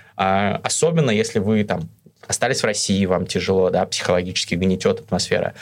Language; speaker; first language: Russian; native; Russian